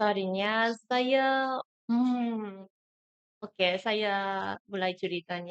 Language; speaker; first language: Indonesian; non-native, learner; Japanese